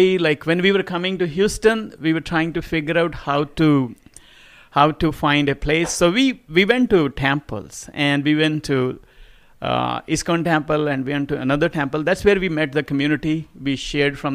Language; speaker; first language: English; non-native, local second language; Punjabi